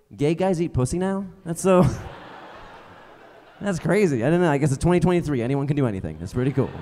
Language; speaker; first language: English; native; English